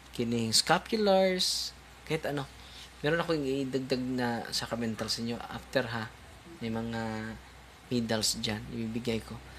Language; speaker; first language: Filipino; non-native, local second language; Cebuano